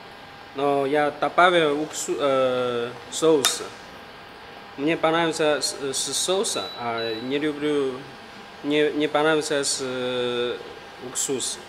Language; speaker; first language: Russian; non-native, learner; Chinese